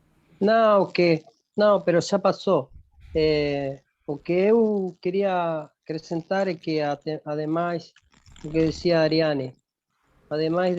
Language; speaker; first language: Portuguese; non-native, fluent; Spanish